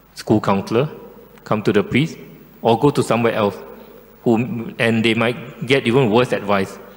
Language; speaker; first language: English; non-native, local second language; Chinese